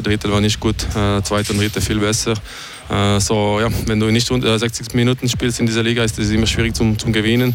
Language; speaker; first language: German; non-native, local second language; French